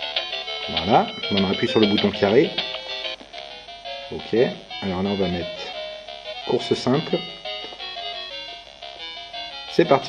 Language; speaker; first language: French; native; French